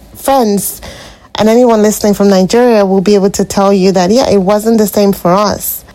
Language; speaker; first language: English; non-native, local second language; Igbo